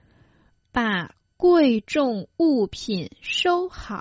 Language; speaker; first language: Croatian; non-native, fluent; Chinese